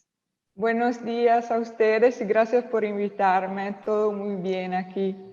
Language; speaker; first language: Spanish; non-native, local second language; Italian